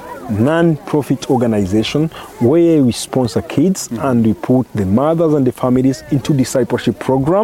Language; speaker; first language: English; non-native, local second language; Kinyarwanda